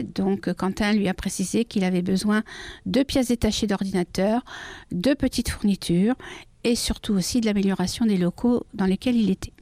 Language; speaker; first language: French; native; French